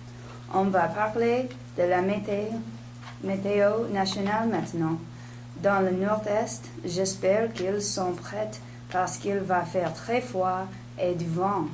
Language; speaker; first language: French; non-native, learner; English